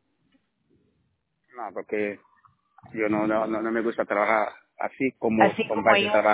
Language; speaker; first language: Spanish; non-native, learner; Haitian Creole